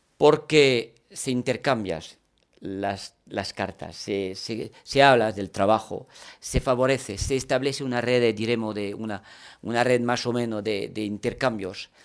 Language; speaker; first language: Spanish; early bilingual, heritage; French